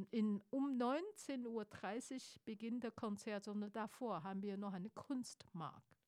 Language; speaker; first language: German; non-native, fluent; Chinese